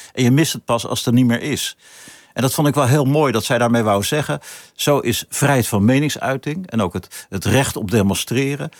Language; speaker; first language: Dutch; native; Dutch